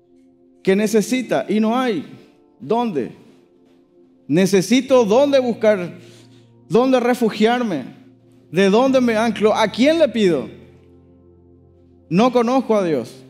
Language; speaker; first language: Spanish; native; Spanish